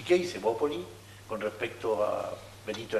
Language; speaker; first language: Spanish; native; Spanish